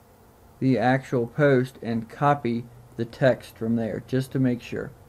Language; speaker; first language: English; native; English